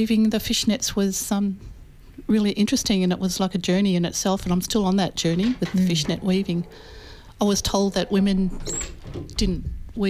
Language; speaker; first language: English; native; English